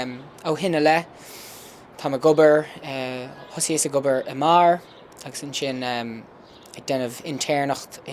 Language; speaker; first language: Irish; early bilingual, heritage; English